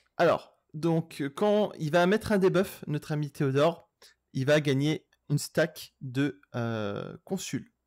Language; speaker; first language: French; native; French